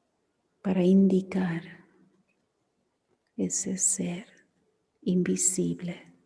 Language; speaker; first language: Spanish; non-native, fluent; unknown